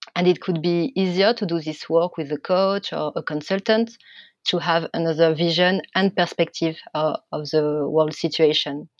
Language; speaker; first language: English; non-native, fluent; French